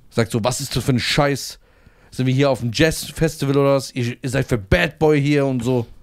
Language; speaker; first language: German; native; German